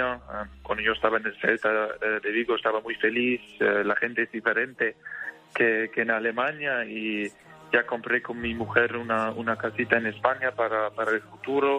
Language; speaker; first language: Spanish; early bilingual, heritage; German